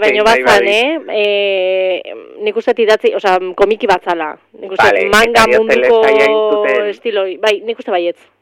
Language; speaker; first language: Basque; native; Basque